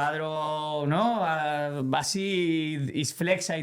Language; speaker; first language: Spanish; native; Spanish